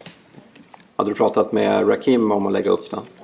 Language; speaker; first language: Swedish; native; Swedish